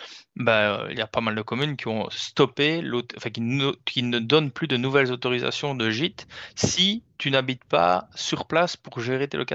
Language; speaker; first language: French; native; French